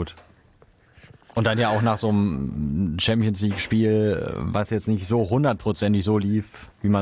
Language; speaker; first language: German; native; German